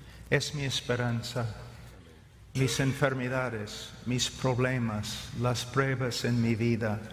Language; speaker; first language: Spanish; non-native, fluent; English